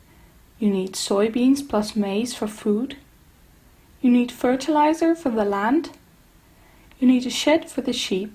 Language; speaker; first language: English; non-native, fluent; Dutch